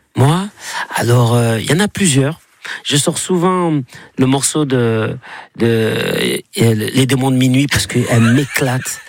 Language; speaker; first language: French; native; French